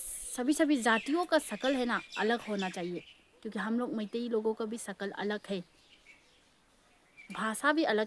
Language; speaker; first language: Hindi; non-native, local second language; Manipuri